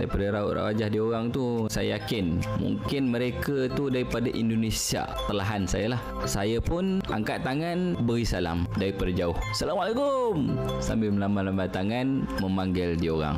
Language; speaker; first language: Malay; native; Malay